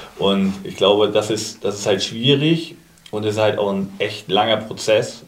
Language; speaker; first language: German; native; German